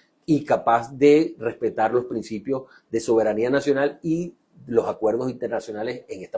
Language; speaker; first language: Spanish; native; Spanish